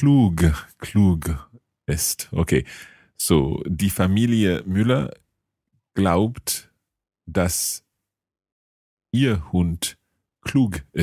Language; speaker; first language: German; non-native, learner; English